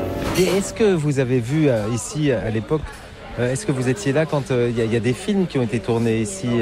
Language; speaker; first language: French; native; French